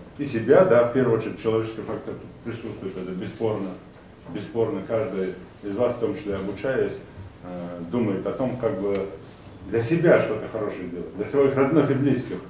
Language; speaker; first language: Russian; non-native, local second language; Ingush